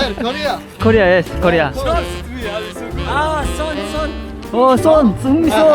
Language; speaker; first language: English; non-native, learner; Korean